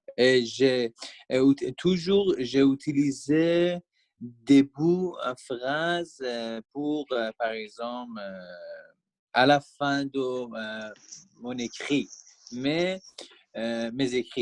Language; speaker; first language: French; non-native, learner; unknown